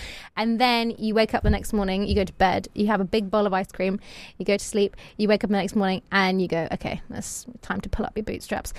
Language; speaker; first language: English; native; English